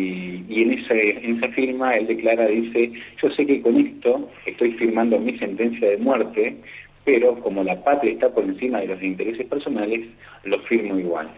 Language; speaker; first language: Spanish; native; Spanish